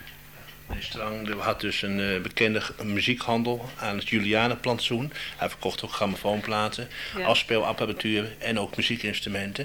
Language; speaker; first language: Dutch; native; Dutch